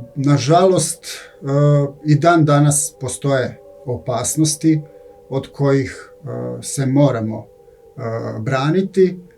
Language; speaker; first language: Serbian; native; Serbian